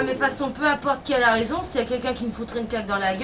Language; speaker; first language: French; native; French